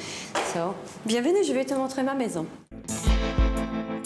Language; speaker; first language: French; non-native, learner; English